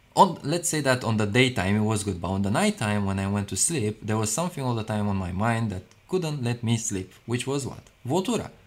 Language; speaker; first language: English; non-native, fluent; Romanian